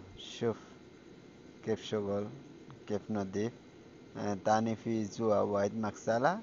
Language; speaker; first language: Arabic; non-native, learner; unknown